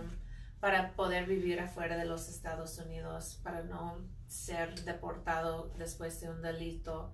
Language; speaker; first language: Spanish; non-native, fluent; English